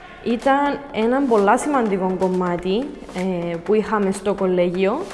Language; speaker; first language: Greek; native; Greek